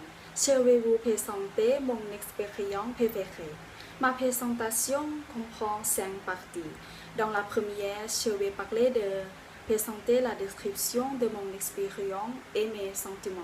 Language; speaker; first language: French; non-native, learner; Thai